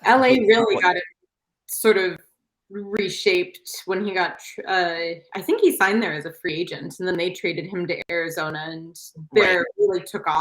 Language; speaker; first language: English; native; English